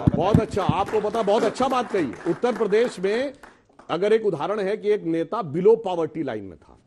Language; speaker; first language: Hindi; native; Hindi